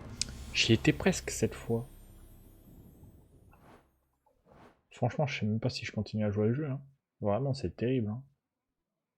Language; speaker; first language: French; native; French